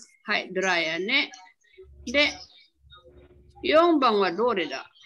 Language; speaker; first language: Japanese; non-native, fluent; Filipino